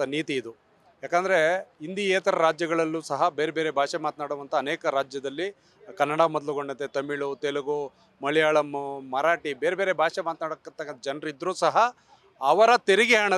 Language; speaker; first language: Kannada; native; Kannada